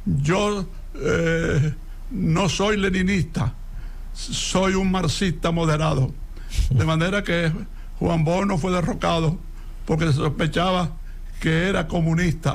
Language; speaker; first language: Spanish; native; Spanish